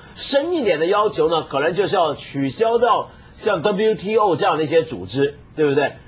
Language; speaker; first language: Chinese; non-native, local second language; Cantonese